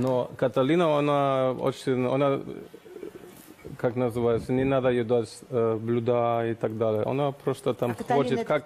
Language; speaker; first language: Russian; non-native, learner; German